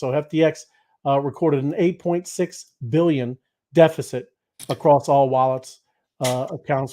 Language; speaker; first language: English; native; English